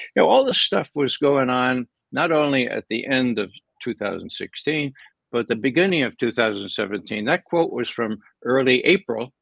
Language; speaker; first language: English; native; English